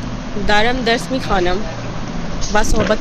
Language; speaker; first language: Persian; non-native, learner; Urdu